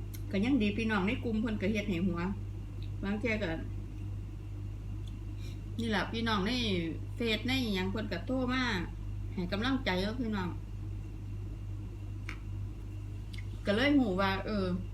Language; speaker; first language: Thai; non-native, local second language; Northeastern Thai